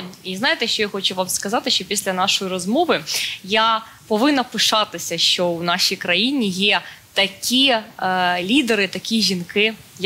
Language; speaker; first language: Ukrainian; native; Ukrainian